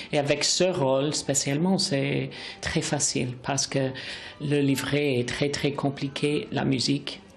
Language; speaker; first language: French; non-native, fluent; English